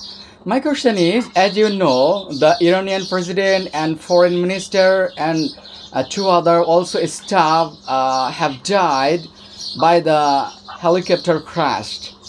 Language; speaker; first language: English; non-native, learner; Bangla